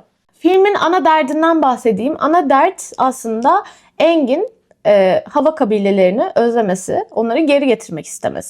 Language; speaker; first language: Turkish; native; Turkish